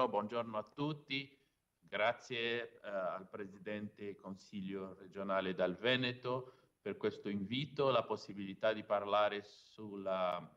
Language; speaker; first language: Italian; non-native, fluent; Portuguese